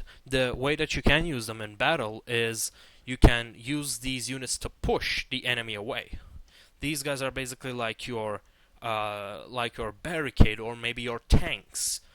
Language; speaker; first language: English; non-native, fluent; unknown